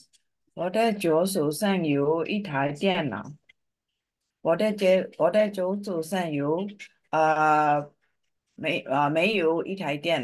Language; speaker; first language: Chinese; non-native, learner; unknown